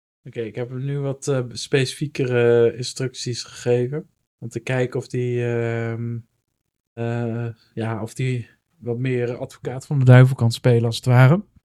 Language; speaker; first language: Dutch; native; Dutch